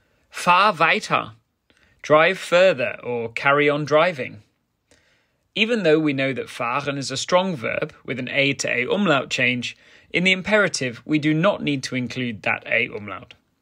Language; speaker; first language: English; native; English